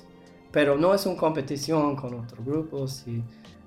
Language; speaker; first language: Spanish; non-native, learner; English